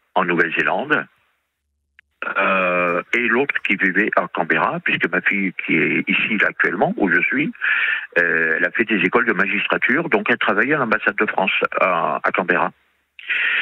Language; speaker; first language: French; native; French